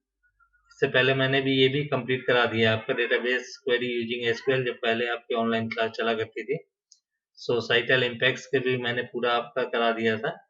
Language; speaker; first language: Hindi; native; Hindi